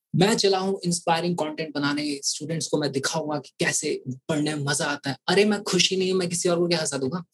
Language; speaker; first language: Hindi; native; Hindi